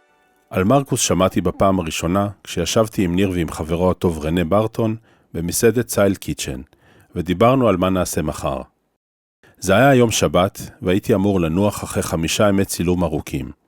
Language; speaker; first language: Hebrew; native; Hebrew